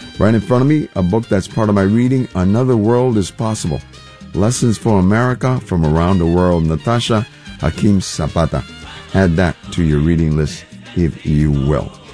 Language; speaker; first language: English; non-native, local second language; Spanish